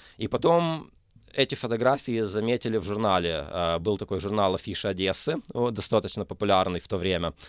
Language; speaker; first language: Russian; native; Russian